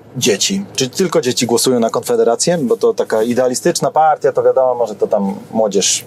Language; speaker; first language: Polish; native; Polish